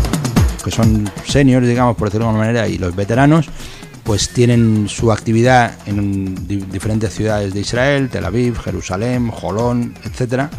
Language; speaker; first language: Spanish; native; Spanish